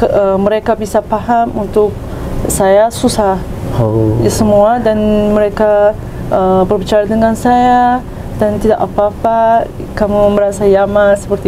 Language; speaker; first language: Indonesian; non-native, learner; Turkish